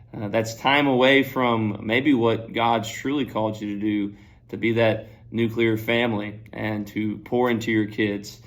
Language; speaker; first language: English; native; English